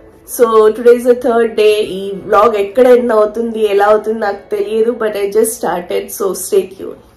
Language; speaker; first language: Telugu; native; Telugu